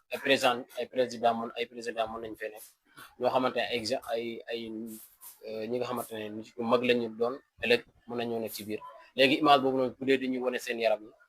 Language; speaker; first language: Wolof; native; Wolof